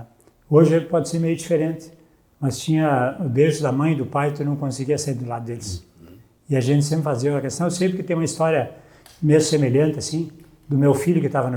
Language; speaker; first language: Portuguese; native; Portuguese